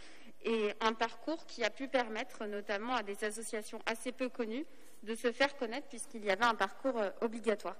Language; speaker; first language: French; native; French